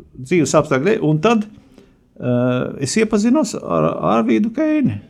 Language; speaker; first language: Latvian; native; Latvian